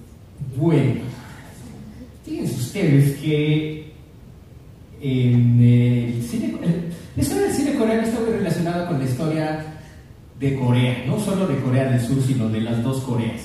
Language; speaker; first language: Spanish; native; Spanish